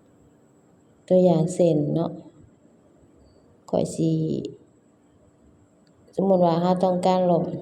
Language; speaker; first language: Thai; non-native, local second language; Lao